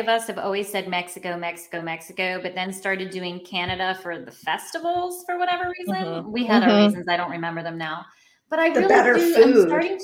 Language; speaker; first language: English; native; English